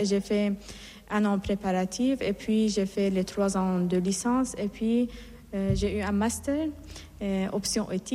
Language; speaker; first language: French; non-native, fluent; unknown